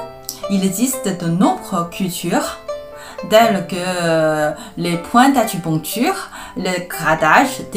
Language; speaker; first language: French; non-native, fluent; Chinese